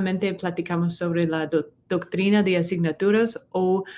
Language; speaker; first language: Spanish; non-native, learner; English